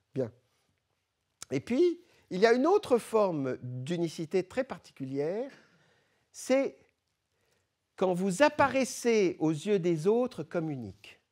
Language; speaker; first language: French; early bilingual, other home language; Arabic